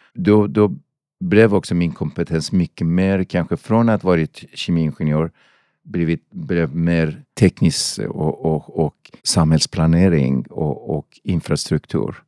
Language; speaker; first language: Swedish; non-native, fluent; Persian